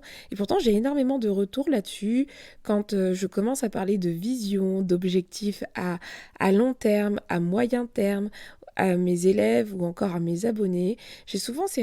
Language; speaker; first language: French; native; French